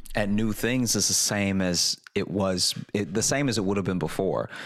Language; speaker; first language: English; native; English